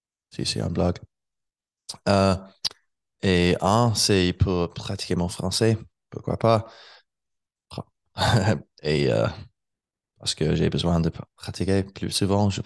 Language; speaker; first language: French; non-native, learner; English